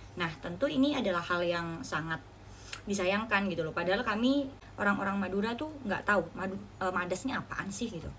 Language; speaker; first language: Indonesian; non-native, local second language; Madurese